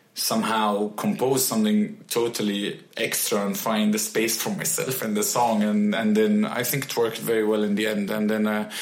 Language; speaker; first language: English; non-native, fluent; Arabic